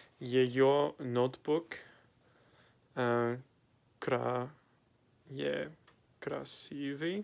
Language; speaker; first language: Russian; non-native, learner; English